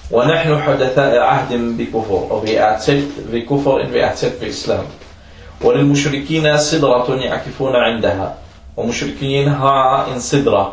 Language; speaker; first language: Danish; early bilingual, other home language; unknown